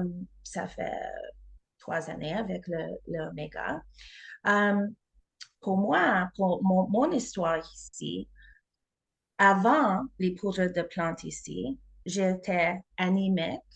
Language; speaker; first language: French; non-native, learner; English